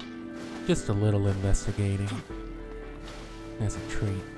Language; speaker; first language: English; native; English